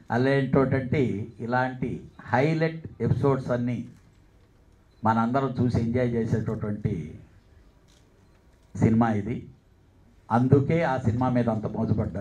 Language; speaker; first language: Telugu; native; Telugu